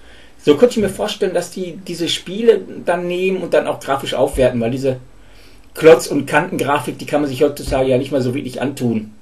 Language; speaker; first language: German; native; German